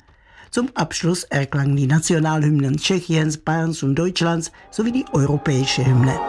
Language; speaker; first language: German; native; German